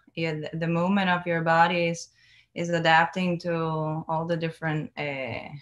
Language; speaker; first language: English; non-native, learner; Spanish